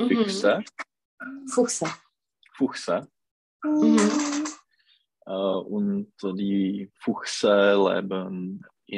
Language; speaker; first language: German; non-native, learner; Czech